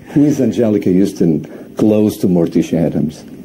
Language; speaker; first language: English; non-native, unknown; Portuguese